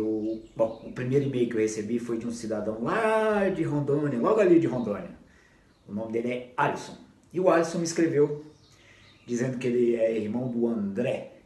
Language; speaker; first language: Portuguese; native; Portuguese